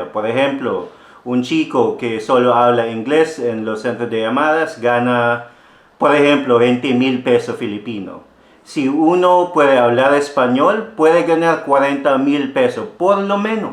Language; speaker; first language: Spanish; non-native, fluent; Filipino